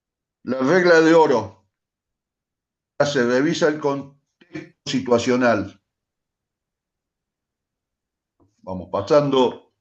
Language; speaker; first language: Spanish; native; Spanish